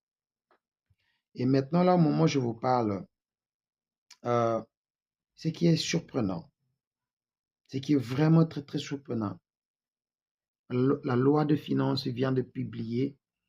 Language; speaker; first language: French; non-native, local second language; Lingala